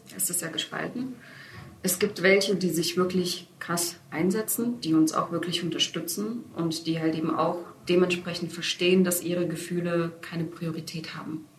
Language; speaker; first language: German; native; German